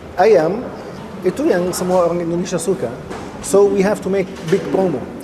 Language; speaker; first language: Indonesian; non-native, fluent; Arabic